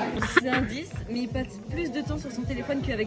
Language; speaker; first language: French; native; French